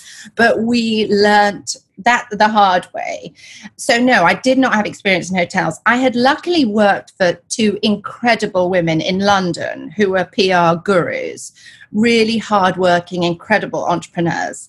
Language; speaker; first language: English; native; English